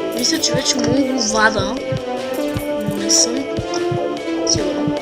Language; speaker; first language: Bulgarian; native; Bulgarian